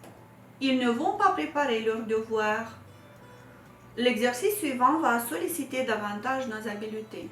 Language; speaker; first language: French; non-native, fluent; Romanian